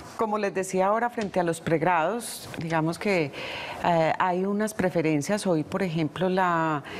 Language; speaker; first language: Spanish; native; Spanish